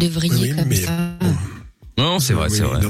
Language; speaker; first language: French; native; French